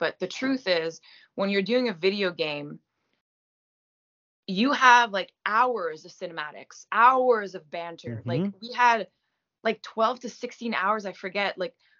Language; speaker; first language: English; non-native, fluent; French